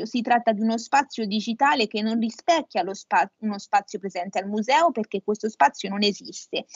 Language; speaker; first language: Italian; native; Italian